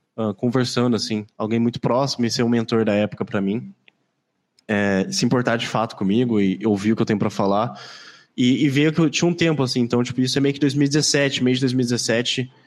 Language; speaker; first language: Portuguese; native; Portuguese